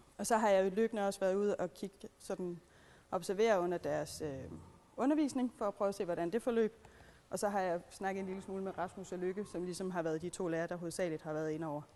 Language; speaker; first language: Danish; native; Danish